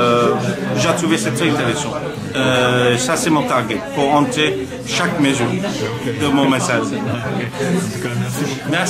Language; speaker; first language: French; non-native, learner; Bangla